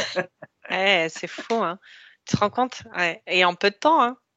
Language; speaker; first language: French; native; French